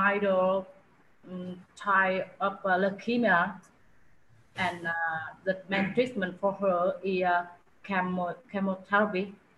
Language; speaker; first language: English; non-native, learner; Vietnamese